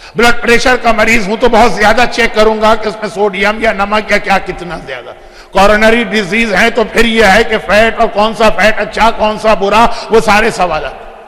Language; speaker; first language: Urdu; native; Urdu